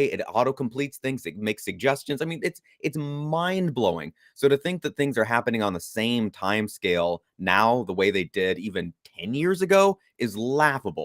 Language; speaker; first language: English; native; English